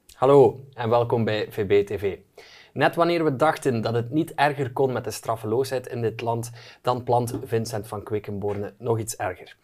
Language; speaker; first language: Dutch; native; Dutch